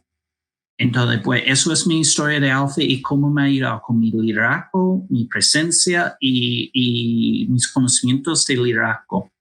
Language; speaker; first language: Spanish; non-native, fluent; English